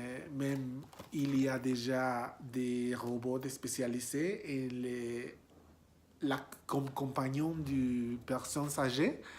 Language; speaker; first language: French; non-native, learner; Spanish